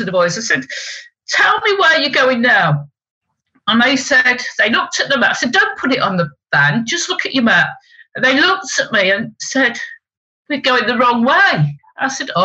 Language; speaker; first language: English; native; English